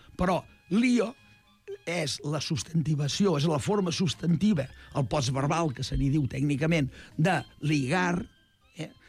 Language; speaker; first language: Catalan; native; Catalan